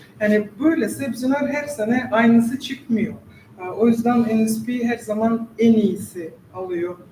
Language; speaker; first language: Turkish; non-native, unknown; Russian